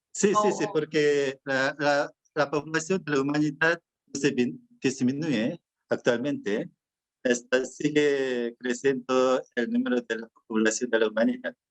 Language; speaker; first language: Spanish; non-native, fluent; Korean